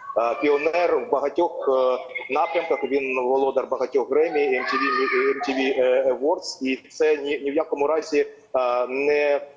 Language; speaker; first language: Ukrainian; non-native, local second language; Russian